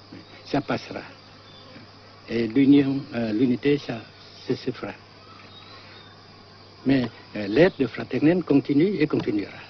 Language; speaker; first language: French; non-native, local second language; Vietnamese